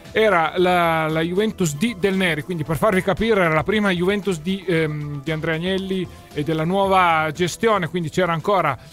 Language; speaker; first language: Italian; native; Italian